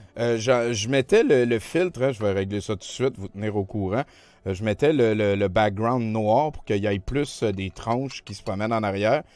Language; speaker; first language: French; native; French